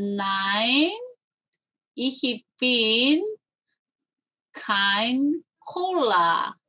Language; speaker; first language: German; non-native, learner; Korean